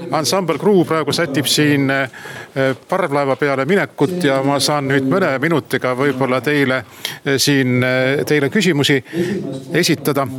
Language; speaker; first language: Estonian; native; Estonian